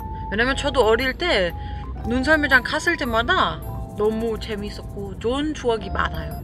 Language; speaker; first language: Korean; non-native, learner; German